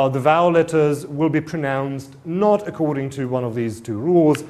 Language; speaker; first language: English; non-native, fluent; Hungarian